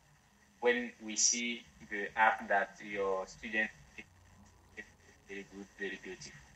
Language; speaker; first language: English; non-native, learner; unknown